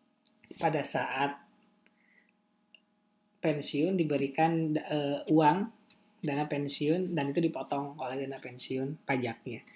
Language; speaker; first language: Indonesian; native; Indonesian